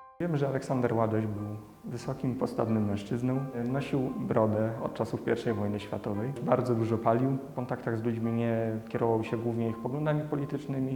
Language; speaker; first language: Polish; native; Polish